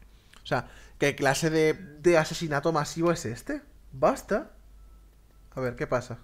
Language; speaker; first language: Spanish; native; Spanish